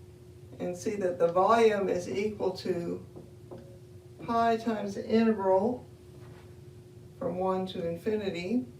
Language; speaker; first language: English; native; English